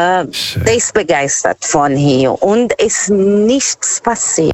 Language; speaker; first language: German; non-native, fluent; Portuguese